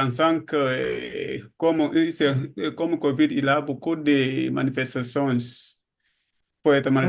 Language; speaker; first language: French; non-native, learner; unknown